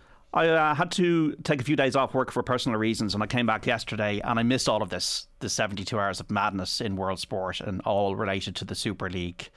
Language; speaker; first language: English; native; English